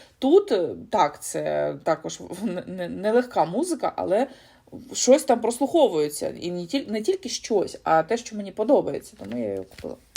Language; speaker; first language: Ukrainian; non-native, local second language; Russian